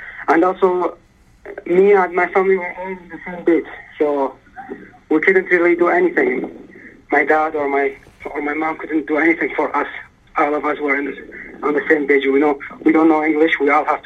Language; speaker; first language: English; early bilingual, other home language; Arabic